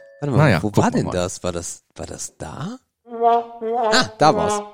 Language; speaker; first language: German; native; German